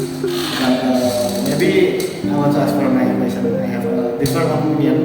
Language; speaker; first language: English; non-native, learner; Indonesian